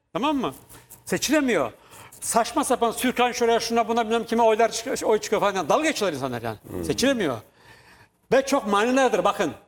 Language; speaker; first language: Turkish; native; Turkish